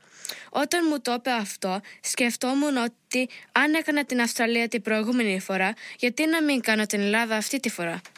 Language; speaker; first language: Greek; early bilingual, heritage; Greek